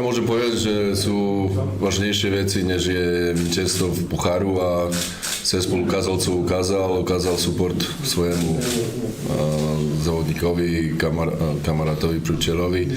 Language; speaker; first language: Polish; non-native, learner; Slovak